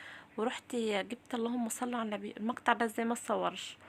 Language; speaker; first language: Arabic; native; Arabic